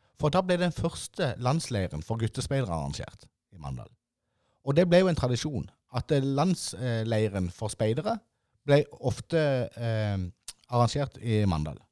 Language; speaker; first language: Norwegian; native; Norwegian